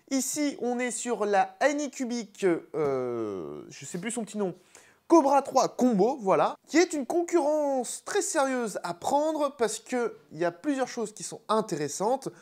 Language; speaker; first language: French; native; French